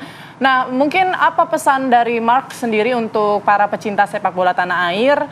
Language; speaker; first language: Indonesian; native; Indonesian